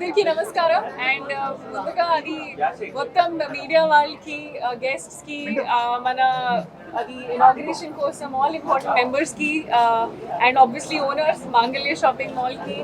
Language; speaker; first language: Telugu; non-native, local second language; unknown